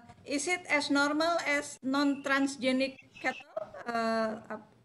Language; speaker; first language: English; non-native, fluent; Indonesian